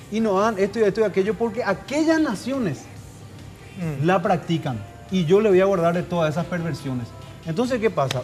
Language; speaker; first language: Spanish; native; Spanish